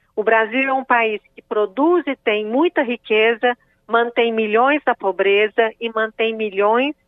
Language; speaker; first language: Portuguese; native; Portuguese